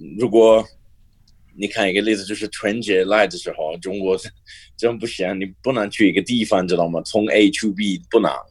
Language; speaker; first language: Chinese; non-native, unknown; English